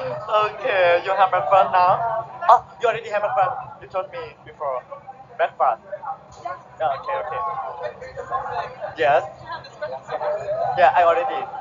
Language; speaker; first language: English; non-native, learner; Thai